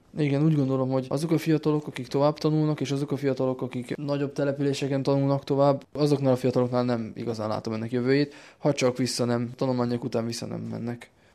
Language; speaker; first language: Hungarian; native; Hungarian